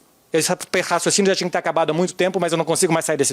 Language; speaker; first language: Portuguese; native; Portuguese